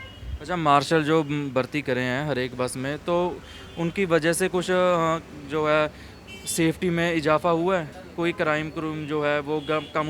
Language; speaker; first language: Hindi; non-native, local second language; Punjabi